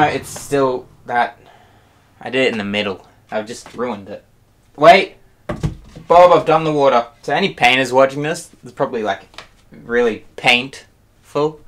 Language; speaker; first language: English; native; English